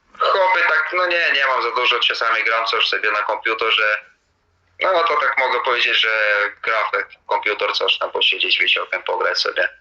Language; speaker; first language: Polish; non-native, fluent; Latvian